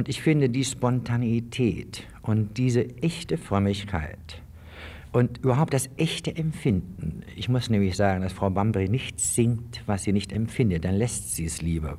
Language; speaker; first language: German; native; German